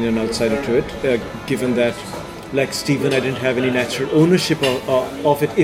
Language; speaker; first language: English; non-native, local second language; Bangla